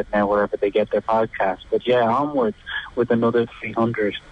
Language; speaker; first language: English; native; English